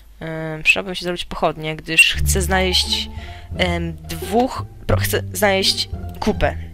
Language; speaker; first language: Polish; native; Polish